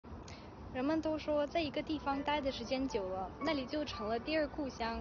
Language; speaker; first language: Chinese; early bilingual, other home language; Russian